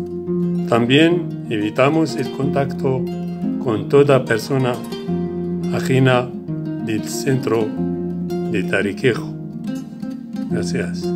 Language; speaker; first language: Spanish; non-native, learner; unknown